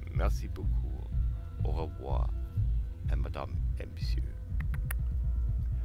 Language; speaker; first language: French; non-native, learner; German